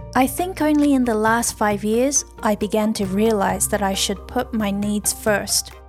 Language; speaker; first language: English; early bilingual, other home language; Chinese